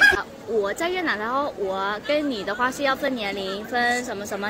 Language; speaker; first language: Chinese; non-native, fluent; Vietnamese